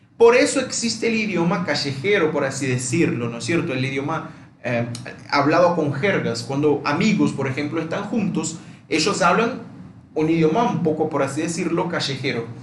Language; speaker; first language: Spanish; non-native, fluent; Portuguese